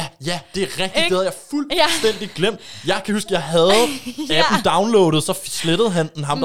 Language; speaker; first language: Danish; native; Danish